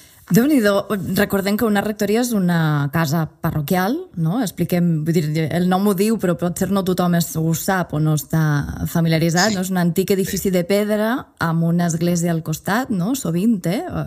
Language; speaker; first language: Catalan; native; Catalan